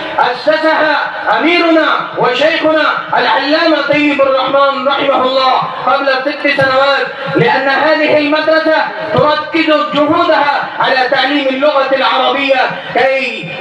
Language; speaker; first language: Arabic; non-native, fluent; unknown